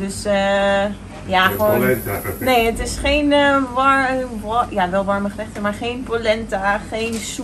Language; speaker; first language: Dutch; early bilingual, other home language; Italian